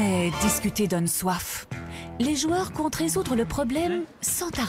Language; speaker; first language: French; native; French